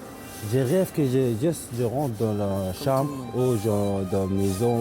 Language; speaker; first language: French; non-native, learner; Arabic